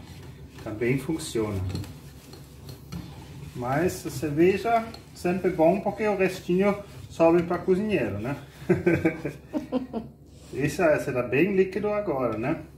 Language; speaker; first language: Portuguese; non-native, fluent; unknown